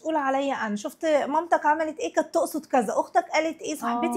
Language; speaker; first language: Arabic; native; Arabic